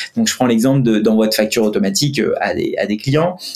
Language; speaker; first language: French; non-native, fluent; Hindi